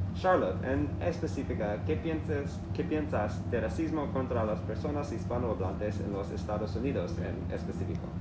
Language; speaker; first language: Spanish; non-native, learner; English